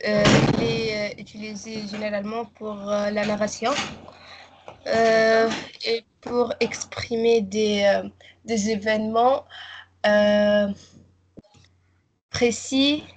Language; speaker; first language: French; non-native, learner; Arabic